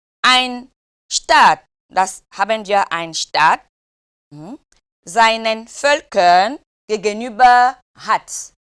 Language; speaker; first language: German; non-native, learner; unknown